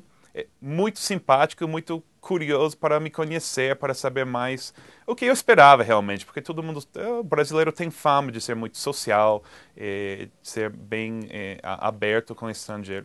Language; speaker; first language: Portuguese; non-native, fluent; English